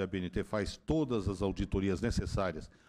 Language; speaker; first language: Portuguese; native; Portuguese